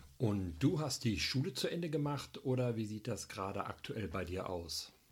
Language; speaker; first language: German; native; German